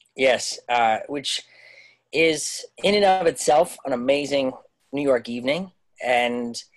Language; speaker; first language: English; native; English